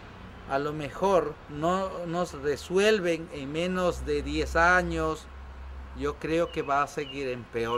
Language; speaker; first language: Spanish; non-native, local second language; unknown